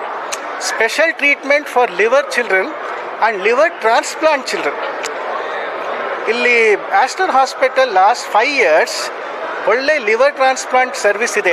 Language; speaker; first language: Kannada; non-native, local second language; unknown